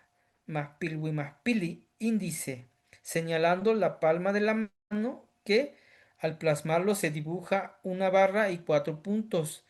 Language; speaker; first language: Spanish; native; Spanish